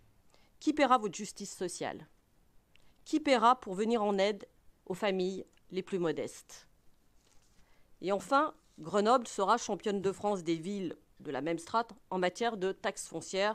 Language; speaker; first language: French; native; French